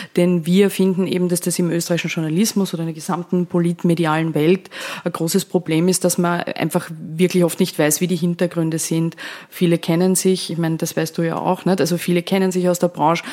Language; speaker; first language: German; native; German